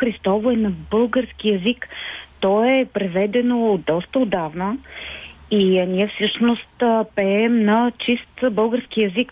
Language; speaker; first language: Bulgarian; native; Bulgarian